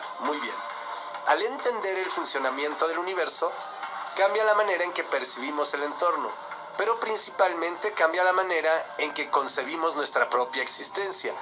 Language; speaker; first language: Spanish; native; Spanish